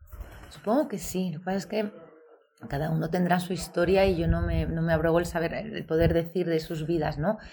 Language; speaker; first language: Spanish; native; Spanish